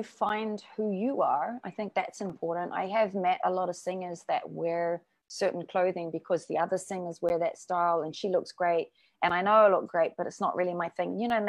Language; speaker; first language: English; native; English